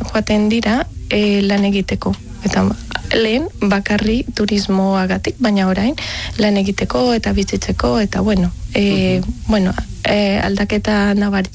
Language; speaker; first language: Basque; non-native, learner; Spanish